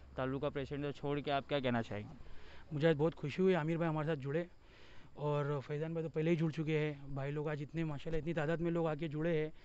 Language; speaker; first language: Hindi; native; Hindi